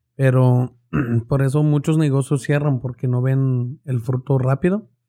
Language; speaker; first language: Spanish; native; Spanish